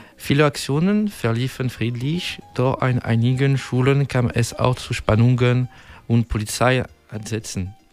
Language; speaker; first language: German; non-native, fluent; French